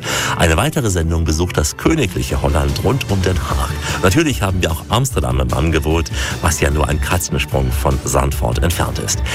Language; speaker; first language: German; native; German